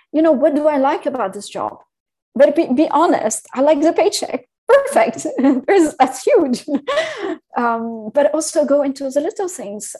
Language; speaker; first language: English; non-native, fluent; Arabic